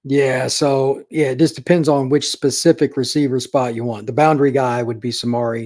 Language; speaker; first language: English; native; English